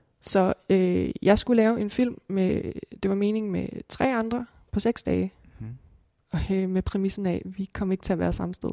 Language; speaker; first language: Danish; native; Danish